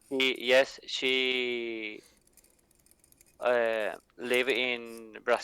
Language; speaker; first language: English; non-native, learner; Spanish